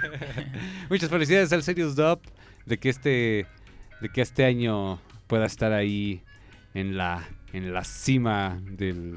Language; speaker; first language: Spanish; native; Spanish